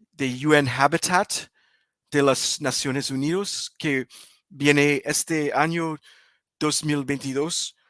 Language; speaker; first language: Spanish; non-native, learner; English